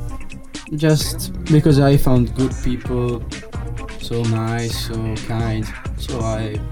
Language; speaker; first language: English; non-native, learner; Italian